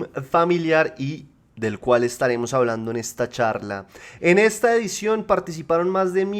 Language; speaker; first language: Spanish; native; Spanish